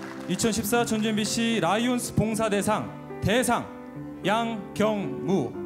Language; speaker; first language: Korean; native; Korean